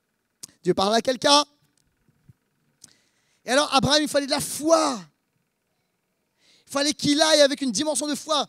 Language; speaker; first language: French; native; French